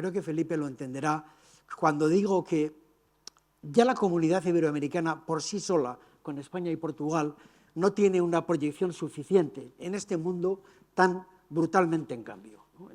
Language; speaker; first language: Spanish; native; Spanish